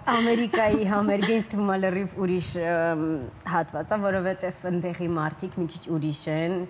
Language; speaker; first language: Armenian; early bilingual, heritage; Armenian